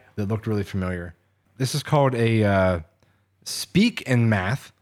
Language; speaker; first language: English; native; English